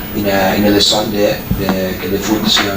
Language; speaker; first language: French; non-native, fluent; Spanish